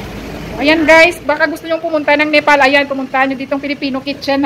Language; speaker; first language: Filipino; native; Filipino